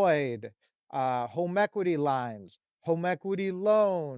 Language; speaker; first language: English; native; English